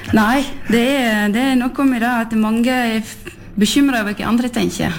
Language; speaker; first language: Norwegian; early bilingual, heritage; French